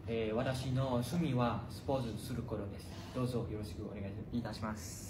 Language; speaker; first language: Japanese; non-native, learner; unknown